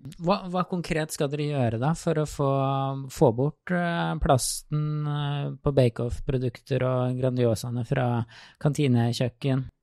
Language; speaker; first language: Norwegian; native; Norwegian